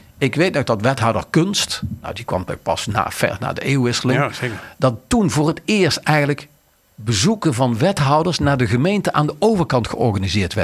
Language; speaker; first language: Dutch; native; Dutch